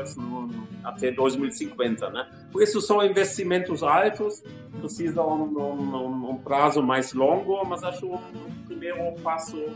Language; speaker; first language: Portuguese; non-native, fluent; German